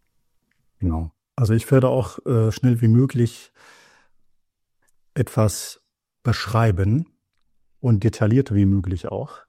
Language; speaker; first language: German; native; German